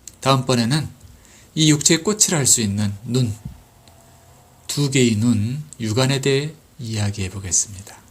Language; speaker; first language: Korean; native; Korean